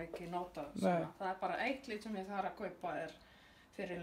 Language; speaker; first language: Icelandic; non-native, learner; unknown